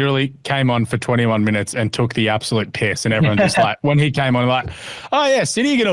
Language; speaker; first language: English; native; English